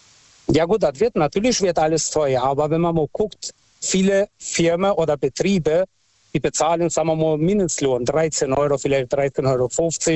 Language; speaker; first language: German; non-native, fluent; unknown